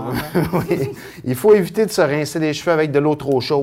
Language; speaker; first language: French; native; French